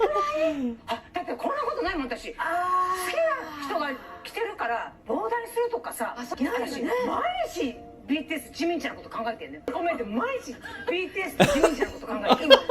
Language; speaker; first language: Japanese; native; Japanese